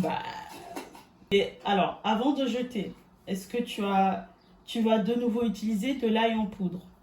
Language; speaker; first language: French; native; French